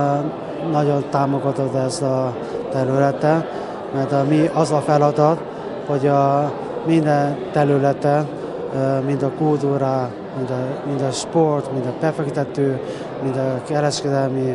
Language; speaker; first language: Hungarian; non-native, learner; Chinese